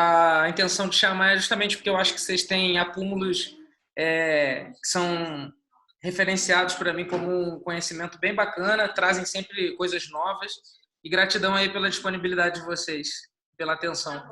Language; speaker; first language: Portuguese; native; Portuguese